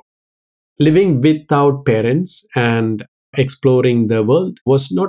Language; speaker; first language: English; non-native, local second language; Malayalam